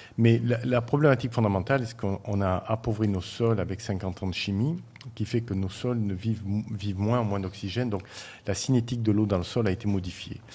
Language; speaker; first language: French; native; French